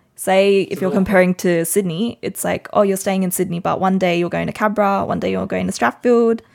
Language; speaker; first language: English; native; English